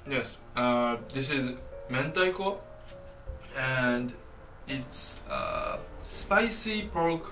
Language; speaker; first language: English; non-native, fluent; Japanese